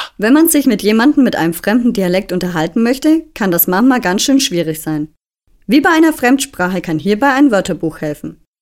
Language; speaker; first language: German; native; German